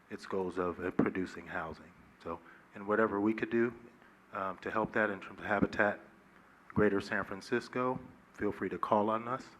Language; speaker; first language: English; native; English